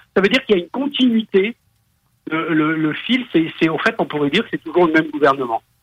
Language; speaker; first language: French; native; French